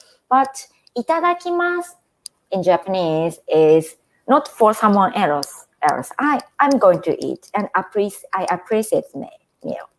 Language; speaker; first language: English; non-native, fluent; Japanese